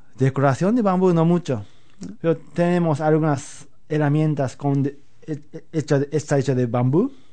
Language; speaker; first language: Spanish; non-native, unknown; Japanese